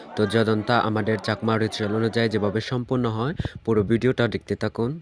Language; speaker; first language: Bangla; non-native, local second language; Chakma